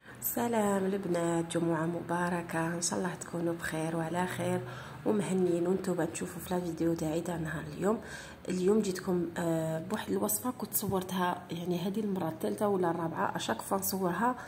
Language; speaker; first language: Arabic; native; Arabic